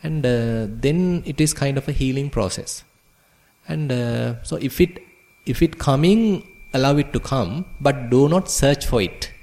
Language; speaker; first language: English; non-native, local second language; Sinhala